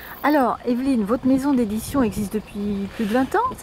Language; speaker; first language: French; native; French